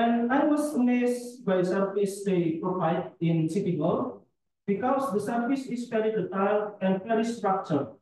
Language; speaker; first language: English; non-native, fluent; Indonesian